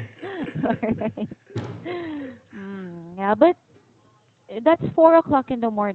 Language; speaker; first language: English; non-native, fluent; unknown